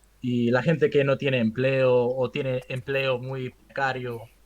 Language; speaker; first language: Spanish; early bilingual, heritage; Spanish